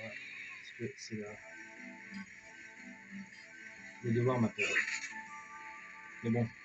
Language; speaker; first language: French; native; French